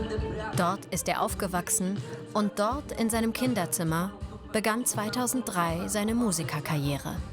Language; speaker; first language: German; native; German